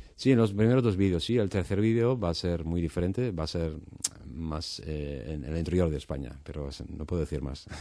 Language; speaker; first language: Spanish; non-native, fluent; Dutch